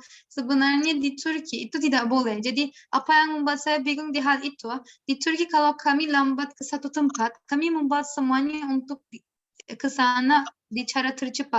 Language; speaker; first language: Indonesian; non-native, learner; Turkish